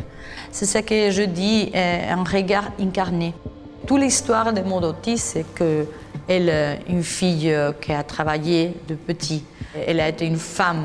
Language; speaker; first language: French; non-native, fluent; Spanish